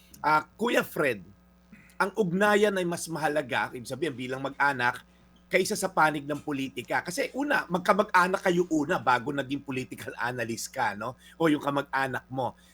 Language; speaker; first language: Filipino; native; Filipino